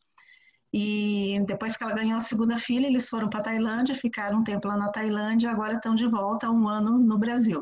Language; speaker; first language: Portuguese; native; Portuguese